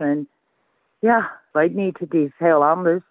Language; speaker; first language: Dutch; early bilingual, heritage; Dutch